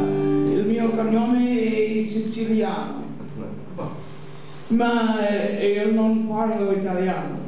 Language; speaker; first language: Italian; non-native, learner; English